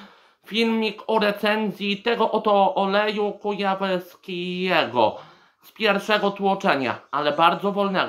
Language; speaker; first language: Polish; native; Polish